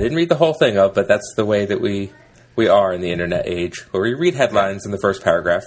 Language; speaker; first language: English; native; English